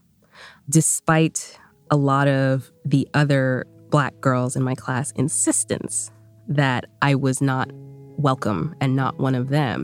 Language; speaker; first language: English; early bilingual, other home language; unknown